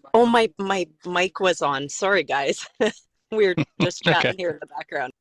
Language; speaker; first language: English; native; English